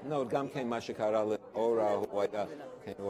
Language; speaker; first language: Hebrew; non-native, fluent; English